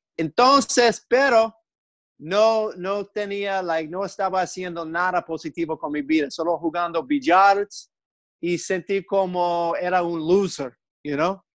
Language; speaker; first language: Spanish; non-native, learner; English